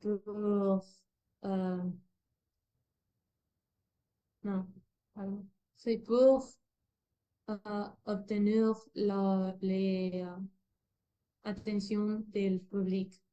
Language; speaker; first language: French; non-native, learner; Spanish